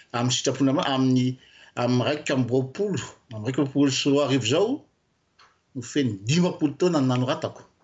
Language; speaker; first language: Malagasy; non-native, local second language; French